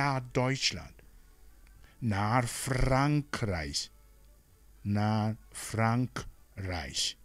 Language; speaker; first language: German; non-native, learner; Rundi